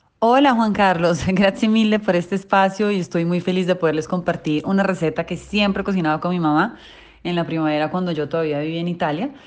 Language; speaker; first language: Spanish; non-native, fluent; Italian